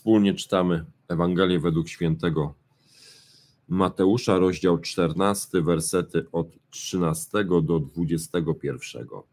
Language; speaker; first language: Polish; native; Polish